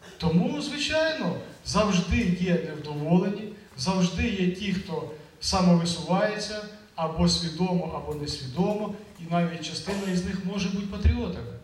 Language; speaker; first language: Ukrainian; native; Ukrainian